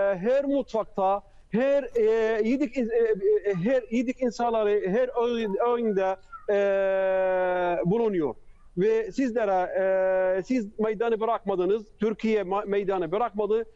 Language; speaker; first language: Turkish; non-native, fluent; Arabic